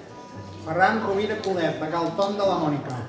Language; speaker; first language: Catalan; native; Catalan